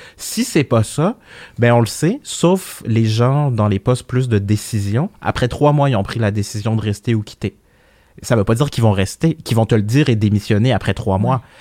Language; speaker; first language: French; early bilingual, other home language; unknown